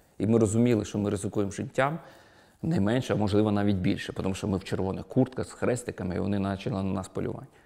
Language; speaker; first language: Ukrainian; non-native, local second language; Russian